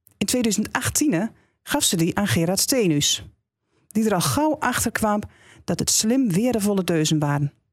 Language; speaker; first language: Dutch; native; Dutch